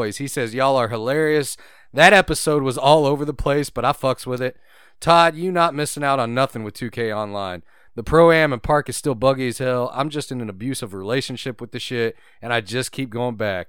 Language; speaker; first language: English; native; English